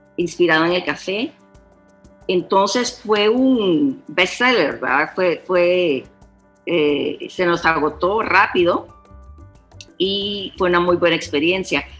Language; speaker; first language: Spanish; early bilingual, heritage; Spanish